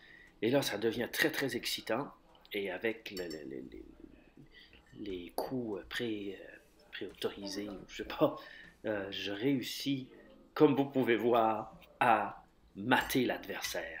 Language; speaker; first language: French; native; French